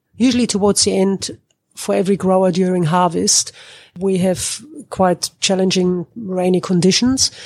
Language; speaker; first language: English; non-native, fluent; German